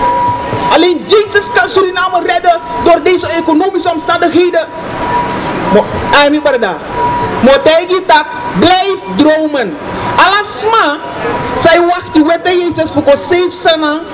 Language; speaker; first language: Dutch; non-native, local second language; Sranan Tongo